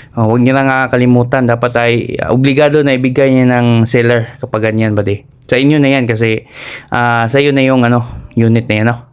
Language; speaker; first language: Filipino; non-native, local second language; Cebuano